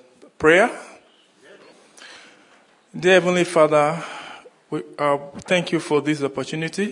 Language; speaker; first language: English; non-native, local second language; Yoruba